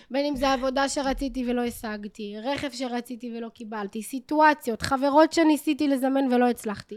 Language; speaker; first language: Hebrew; native; Hebrew